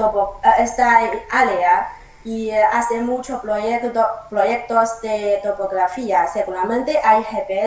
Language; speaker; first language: Spanish; non-native, learner; Chinese